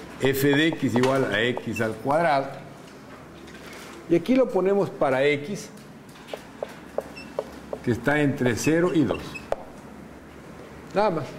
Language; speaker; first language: Spanish; native; Spanish